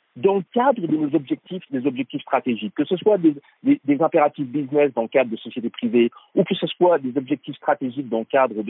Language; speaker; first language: French; native; French